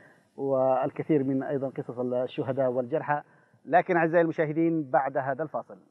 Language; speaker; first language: Arabic; native; Arabic